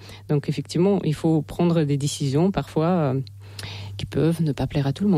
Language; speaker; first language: French; non-native, fluent; Russian